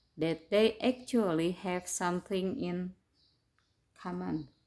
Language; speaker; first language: English; non-native, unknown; Indonesian